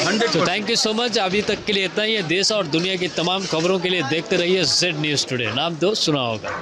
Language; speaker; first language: Hindi; native; Hindi